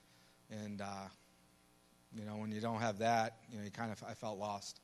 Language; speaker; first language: English; native; English